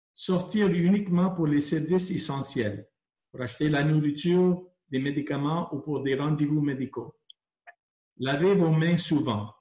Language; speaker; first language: French; non-native, local second language; English